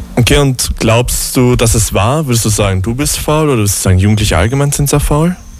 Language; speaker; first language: German; native; German